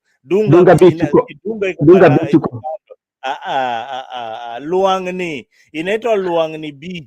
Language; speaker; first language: Swahili; non-native, local second language; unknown